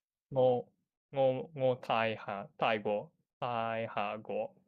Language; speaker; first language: Chinese; non-native, learner; Japanese